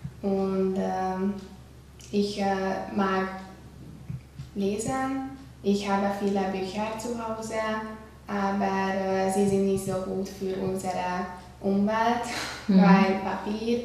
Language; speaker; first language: German; non-native, learner; Hungarian